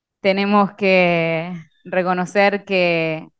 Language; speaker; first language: Spanish; native; Spanish